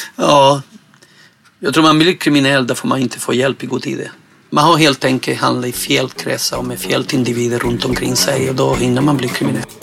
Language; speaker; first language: Swedish; non-native, fluent; Spanish